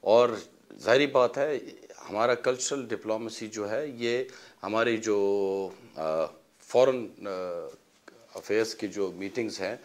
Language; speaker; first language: Urdu; non-native, local second language; Pashto